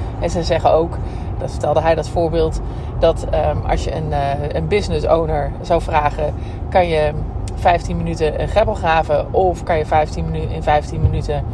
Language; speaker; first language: Dutch; native; Dutch